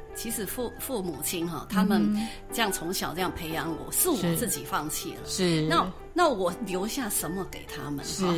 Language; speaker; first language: Chinese; non-native, local second language; Min Nan Chinese